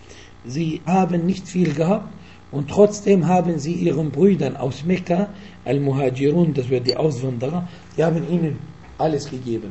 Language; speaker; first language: German; non-native, fluent; Arabic